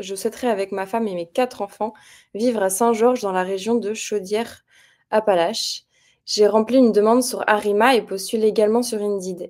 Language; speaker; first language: French; native; French